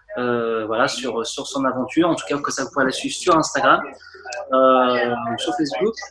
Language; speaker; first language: French; native; French